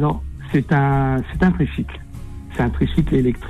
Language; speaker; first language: French; native; French